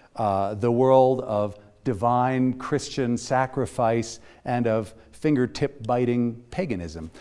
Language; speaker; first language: English; native; English